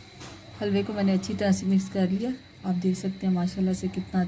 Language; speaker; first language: Hindi; native; Hindi